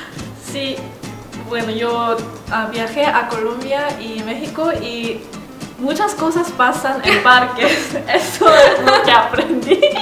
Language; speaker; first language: Spanish; non-native, fluent; Korean